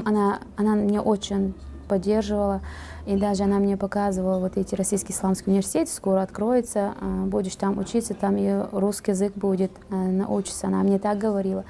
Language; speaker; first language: Russian; non-native, fluent; Uzbek